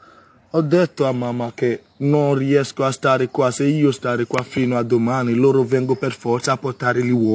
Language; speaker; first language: Italian; non-native, learner; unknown